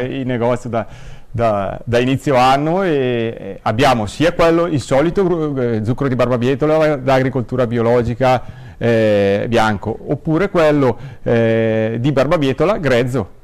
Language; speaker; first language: Italian; native; Italian